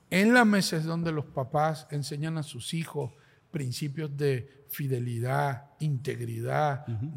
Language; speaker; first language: Spanish; native; Spanish